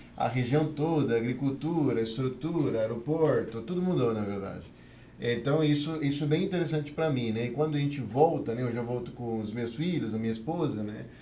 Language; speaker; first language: Portuguese; non-native, fluent; Spanish